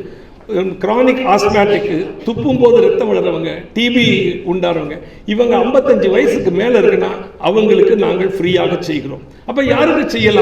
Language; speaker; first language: Tamil; native; Tamil